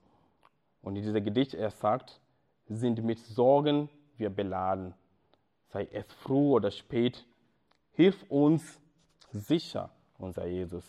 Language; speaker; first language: German; non-native, fluent; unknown